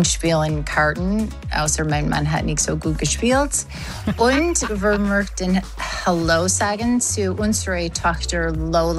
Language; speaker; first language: German; non-native, learner; English